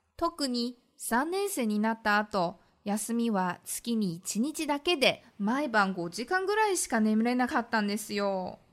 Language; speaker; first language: Japanese; non-native, fluent; Chinese